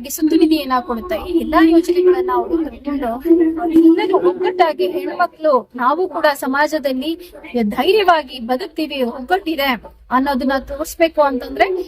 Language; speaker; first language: Kannada; native; Kannada